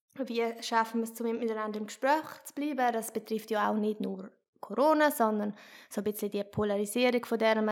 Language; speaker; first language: German; native; German